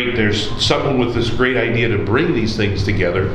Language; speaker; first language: English; native; English